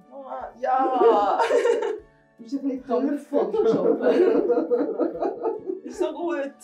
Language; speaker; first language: German; native; German